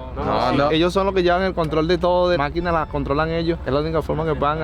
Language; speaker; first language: Spanish; native; Spanish